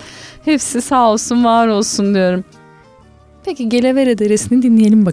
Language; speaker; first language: Turkish; native; Turkish